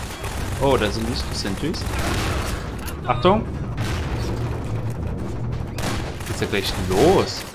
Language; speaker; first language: German; native; German